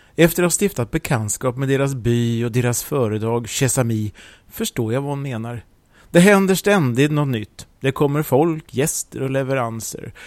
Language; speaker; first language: Swedish; native; Swedish